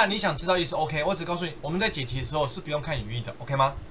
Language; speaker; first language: Chinese; native; Chinese